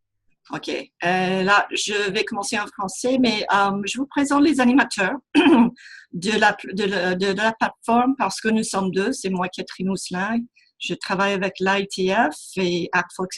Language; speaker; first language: French; non-native, fluent; English